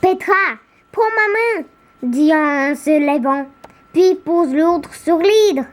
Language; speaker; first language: French; native; French